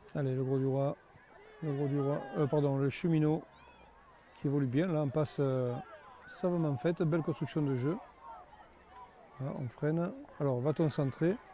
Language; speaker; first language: French; native; French